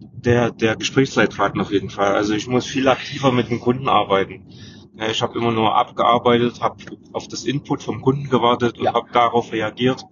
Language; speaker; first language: German; native; German